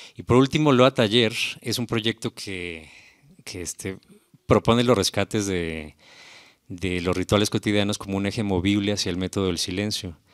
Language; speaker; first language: Spanish; native; Spanish